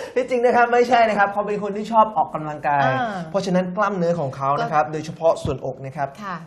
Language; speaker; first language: Thai; non-native, fluent; Chinese